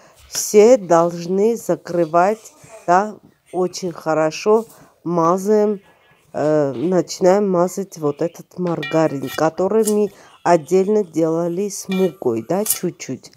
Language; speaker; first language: Russian; non-native, fluent; Armenian